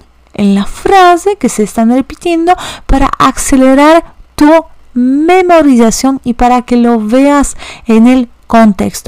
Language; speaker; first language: Spanish; non-native, fluent; Polish